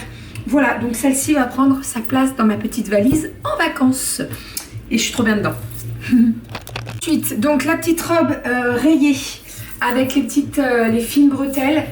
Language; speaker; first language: French; native; French